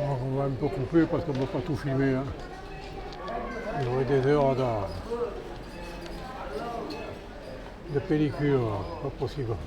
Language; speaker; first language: French; native; French